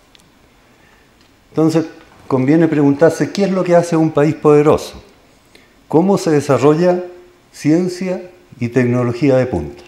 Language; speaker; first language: Spanish; native; Spanish